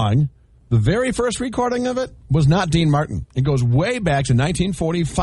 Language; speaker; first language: English; native; English